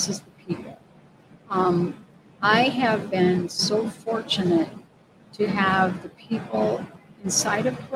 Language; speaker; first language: English; native; English